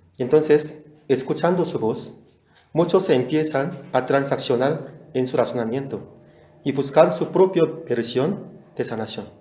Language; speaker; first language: Spanish; non-native, fluent; Korean